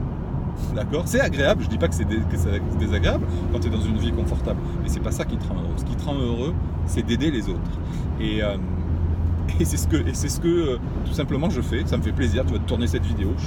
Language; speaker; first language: French; native; French